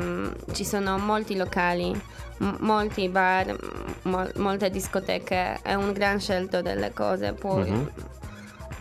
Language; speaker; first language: Italian; non-native, fluent; Polish